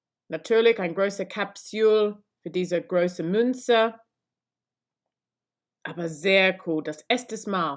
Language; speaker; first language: German; non-native, learner; English